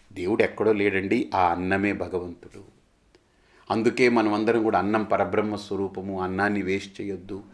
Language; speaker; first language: Telugu; native; Telugu